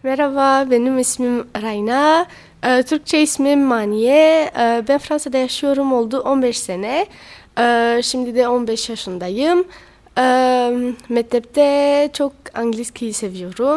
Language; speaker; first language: Turkish; early bilingual, heritage; Turkish